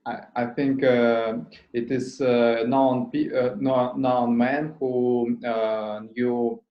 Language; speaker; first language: English; non-native, learner; Russian